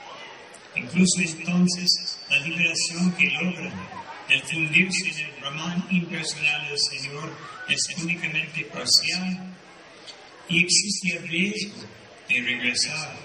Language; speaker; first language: Spanish; non-native, fluent; Portuguese